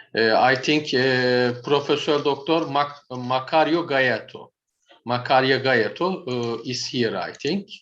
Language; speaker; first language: English; non-native, learner; Turkish